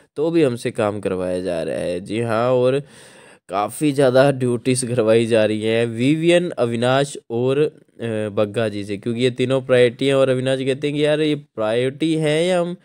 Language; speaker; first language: Hindi; non-native, local second language; Marathi